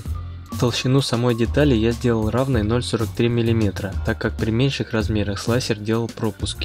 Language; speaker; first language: Russian; native; Russian